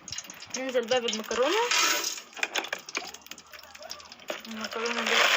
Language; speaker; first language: Arabic; native; Arabic